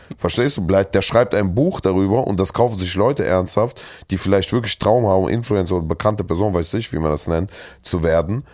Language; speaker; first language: German; early bilingual, other home language; Russian